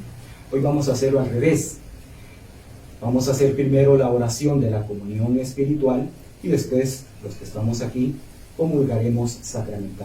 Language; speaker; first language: Spanish; native; Spanish